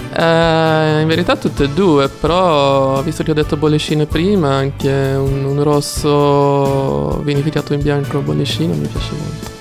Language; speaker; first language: Italian; non-native, fluent; Swedish